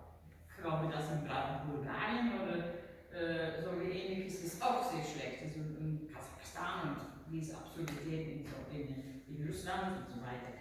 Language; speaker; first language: German; non-native, learner; Dutch